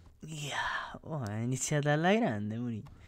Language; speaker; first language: Italian; native; Italian